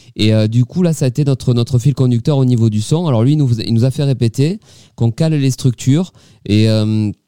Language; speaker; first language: French; native; French